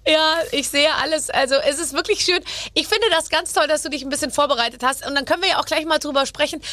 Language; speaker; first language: German; native; German